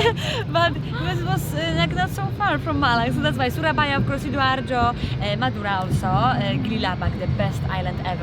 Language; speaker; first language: English; non-native, fluent; Polish